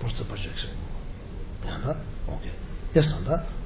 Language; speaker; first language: Russian; non-native, learner; Tibetan